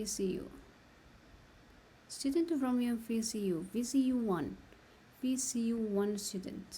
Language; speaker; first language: English; non-native, learner; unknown